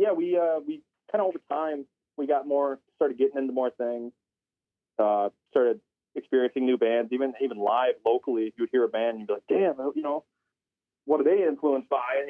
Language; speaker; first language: English; native; English